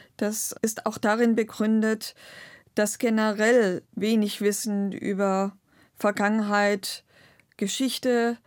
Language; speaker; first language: German; non-native, local second language; Romany